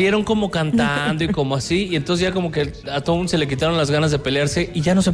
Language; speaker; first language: Spanish; native; Spanish